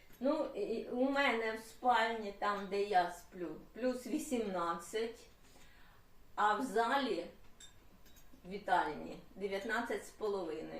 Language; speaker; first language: Ukrainian; native; Ukrainian